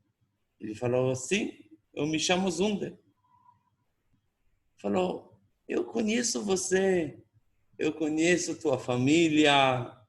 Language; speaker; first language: Portuguese; non-native, fluent; Hebrew